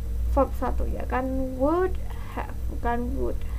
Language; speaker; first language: English; non-native, fluent; Indonesian